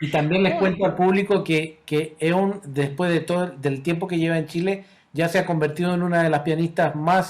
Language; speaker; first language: Spanish; native; Spanish